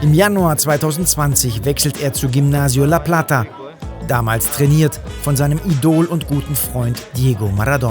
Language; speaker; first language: German; native; German